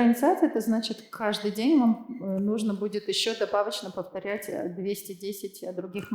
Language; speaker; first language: Russian; native; Russian